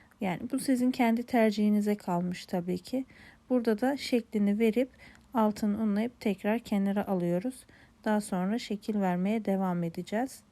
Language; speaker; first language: Turkish; native; Turkish